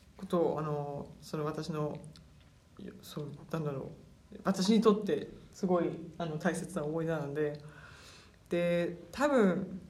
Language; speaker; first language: Japanese; early bilingual, heritage; German